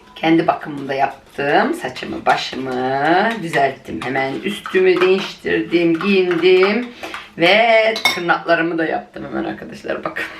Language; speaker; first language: Turkish; native; Turkish